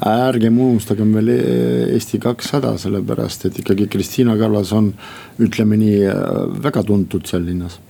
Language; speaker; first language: Estonian; non-native, local second language; Russian